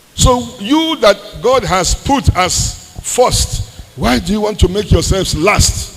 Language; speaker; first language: English; non-native, local second language; Yoruba